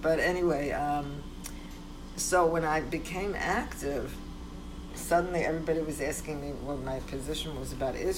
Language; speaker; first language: English; early bilingual, other home language; Polish